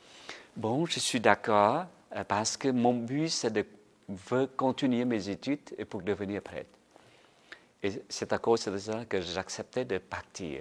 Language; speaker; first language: French; non-native, fluent; Vietnamese